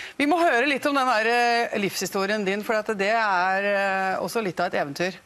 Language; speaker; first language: Norwegian; native; Norwegian